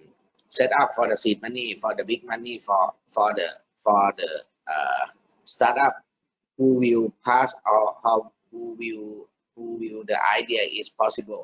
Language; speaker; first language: English; non-native, learner; Thai